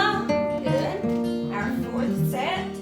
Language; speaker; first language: English; native; English